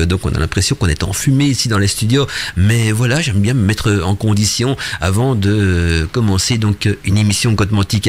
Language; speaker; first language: French; native; French